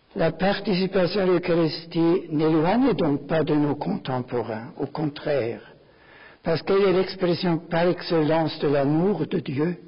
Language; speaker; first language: French; non-native, fluent; German